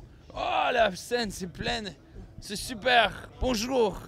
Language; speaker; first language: French; non-native, learner; English